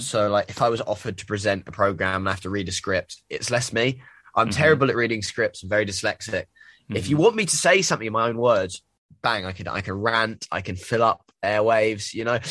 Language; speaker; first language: English; native; English